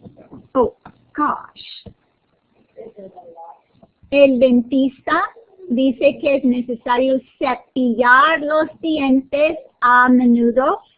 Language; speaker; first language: Spanish; non-native, fluent; English